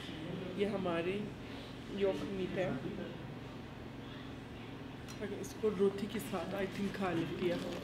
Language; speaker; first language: Hindi; non-native, fluent; Turkish